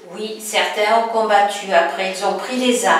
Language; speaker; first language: French; native; French